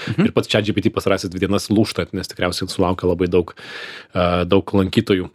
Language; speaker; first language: Lithuanian; native; Lithuanian